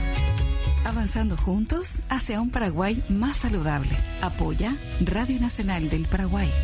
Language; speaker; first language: Spanish; native; Spanish